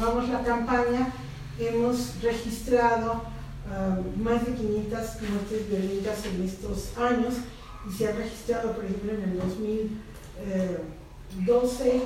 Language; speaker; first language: Spanish; native; Spanish